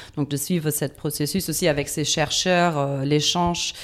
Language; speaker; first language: French; non-native, fluent; German